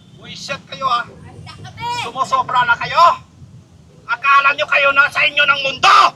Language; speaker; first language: Filipino; non-native, local second language; Cebuano